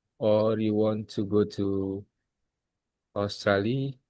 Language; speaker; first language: English; non-native, fluent; Indonesian